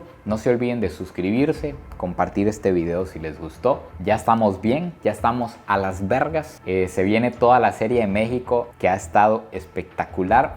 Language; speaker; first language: Spanish; native; Spanish